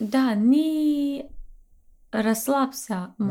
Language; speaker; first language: Russian; non-native, learner; English